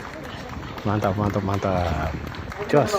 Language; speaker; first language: Indonesian; native; Indonesian